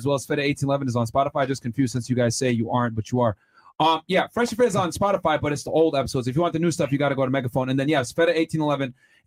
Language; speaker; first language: English; native; English